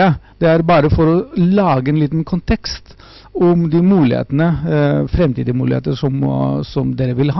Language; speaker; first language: Norwegian; non-native, fluent; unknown